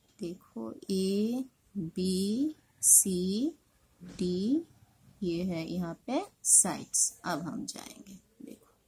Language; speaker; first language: Hindi; non-native, local second language; Bangla